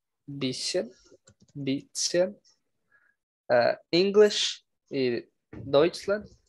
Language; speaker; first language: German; non-native, learner; Portuguese